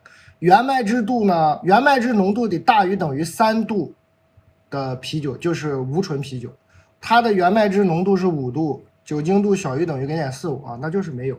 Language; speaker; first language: Chinese; native; Chinese